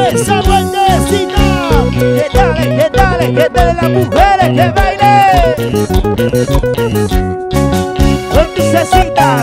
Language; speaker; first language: Spanish; native; Spanish